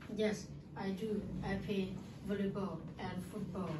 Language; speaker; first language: English; non-native, learner; Lao